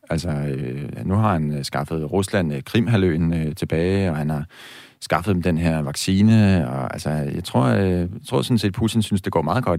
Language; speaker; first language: Danish; native; Danish